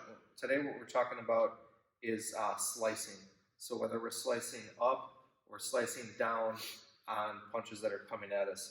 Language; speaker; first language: English; native; English